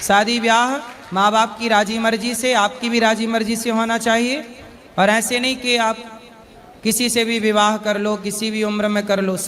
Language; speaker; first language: Hindi; native; Hindi